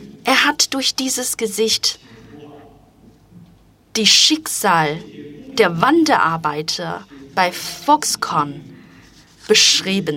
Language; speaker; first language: German; non-native, fluent; Chinese